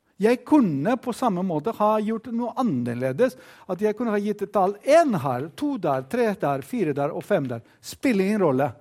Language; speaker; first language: Norwegian; non-native, fluent; Greek